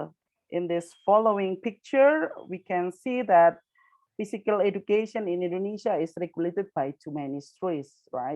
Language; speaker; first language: English; non-native, fluent; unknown